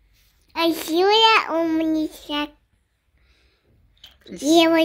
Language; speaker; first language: Russian; early bilingual, heritage; Russian